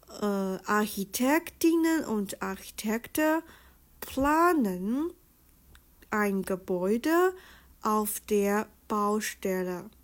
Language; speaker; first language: German; non-native, fluent; Chinese